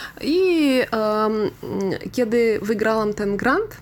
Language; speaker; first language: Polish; non-native, learner; Russian